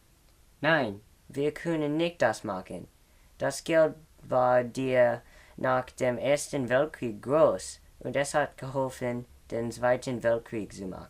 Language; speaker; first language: German; non-native, learner; English